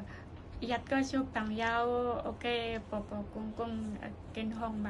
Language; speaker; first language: Cantonese; non-native, learner; Indonesian